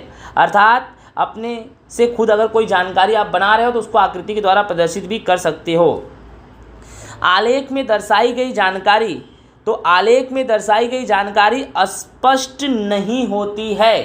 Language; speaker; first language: Hindi; non-native, local second language; Gujarati